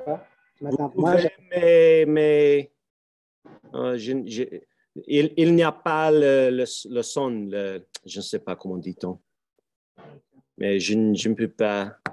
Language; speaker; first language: French; non-native, learner; English